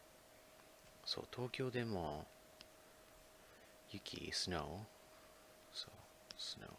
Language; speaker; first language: Japanese; non-native, fluent; English